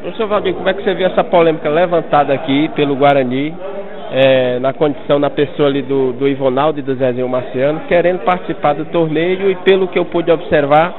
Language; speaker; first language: Portuguese; native; Portuguese